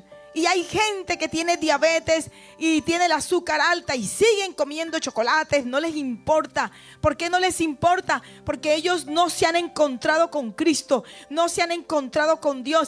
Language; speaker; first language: Spanish; native; Spanish